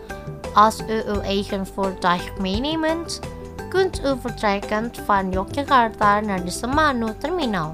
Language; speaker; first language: Dutch; non-native, fluent; Indonesian